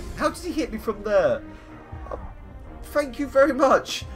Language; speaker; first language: English; native; English